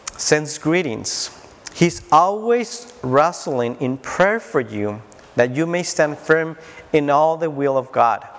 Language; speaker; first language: English; non-native, fluent; Spanish